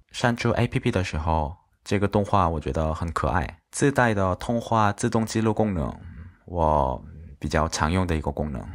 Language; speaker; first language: Chinese; non-native, fluent; Korean